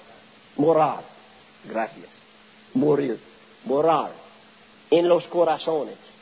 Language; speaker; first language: Spanish; non-native, learner; English